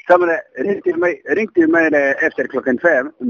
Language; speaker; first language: Swedish; non-native, learner; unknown